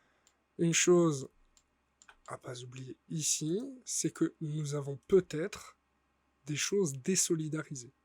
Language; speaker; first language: French; native; French